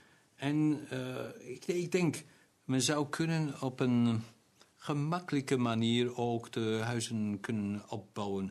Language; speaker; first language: Dutch; non-native, local second language; German